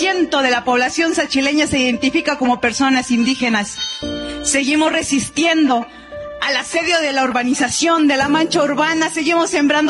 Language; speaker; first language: Spanish; non-native, local second language; Zapotec